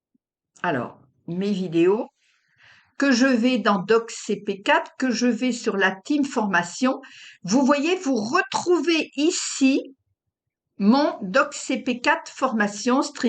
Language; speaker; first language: French; native; French